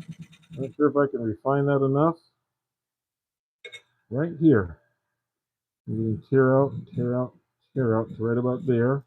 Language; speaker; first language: English; native; English